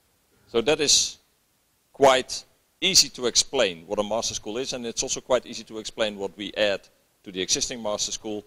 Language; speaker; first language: English; non-native, fluent; Dutch